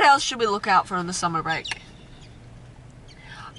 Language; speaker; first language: English; native; English